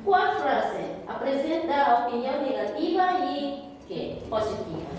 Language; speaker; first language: Portuguese; non-native, fluent; Korean